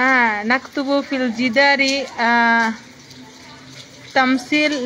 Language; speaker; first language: Arabic; non-native, learner; Bangla